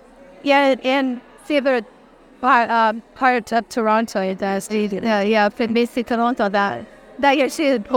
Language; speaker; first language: Slovenian; early bilingual, heritage; Slovenian